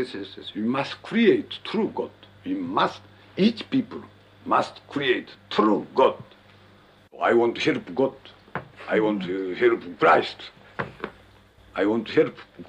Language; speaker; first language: English; non-native, learner; Japanese